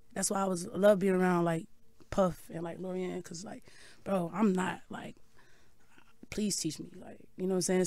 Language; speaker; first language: English; native; English